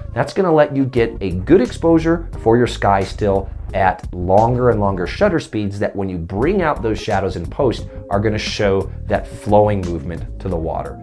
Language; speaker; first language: English; native; English